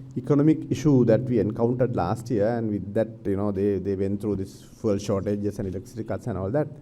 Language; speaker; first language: English; non-native, local second language; Sinhala